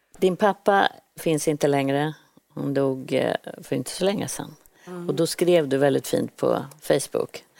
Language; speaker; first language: Swedish; native; Swedish